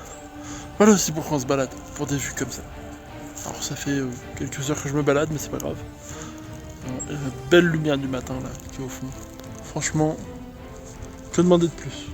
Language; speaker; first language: French; native; French